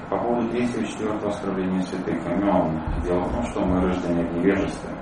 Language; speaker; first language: Russian; native; Russian